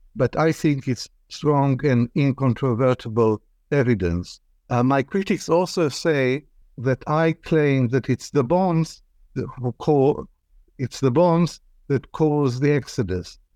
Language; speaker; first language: English; non-native, fluent; Arabic